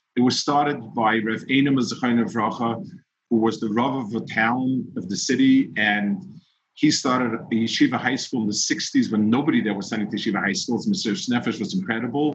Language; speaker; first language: English; early bilingual, other home language; Yiddish